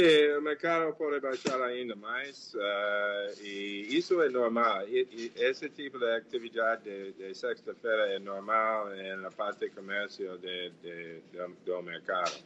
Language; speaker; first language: Portuguese; non-native, fluent; English